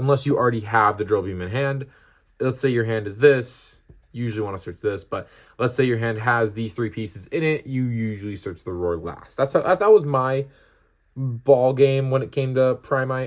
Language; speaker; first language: English; native; English